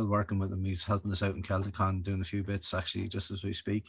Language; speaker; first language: English; native; English